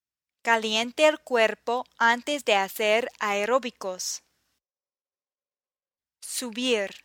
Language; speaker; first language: Spanish; non-native, fluent; English